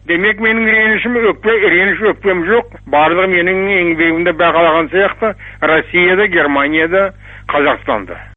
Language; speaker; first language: Kazakh; non-native, local second language; German